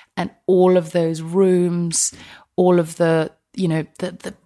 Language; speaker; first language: English; non-native, fluent; Icelandic